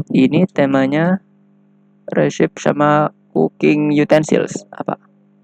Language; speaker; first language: Indonesian; native; Indonesian